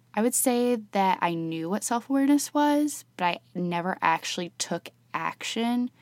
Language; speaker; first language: English; native; English